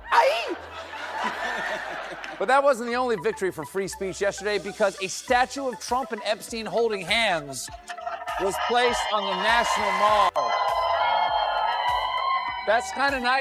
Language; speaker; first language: English; native; English